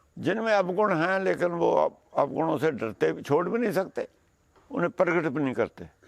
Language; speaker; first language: Hindi; non-native, local second language; Punjabi